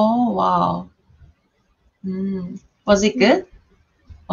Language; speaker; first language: English; non-native, learner; Korean